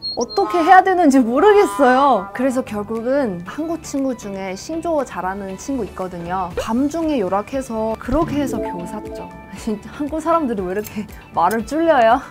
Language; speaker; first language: Korean; non-native, fluent; Chinese